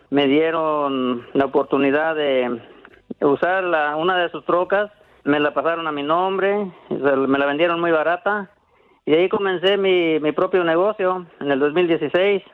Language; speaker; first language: Spanish; native; Spanish